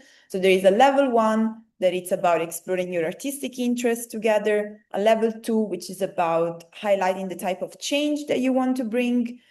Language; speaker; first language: English; non-native, fluent; Italian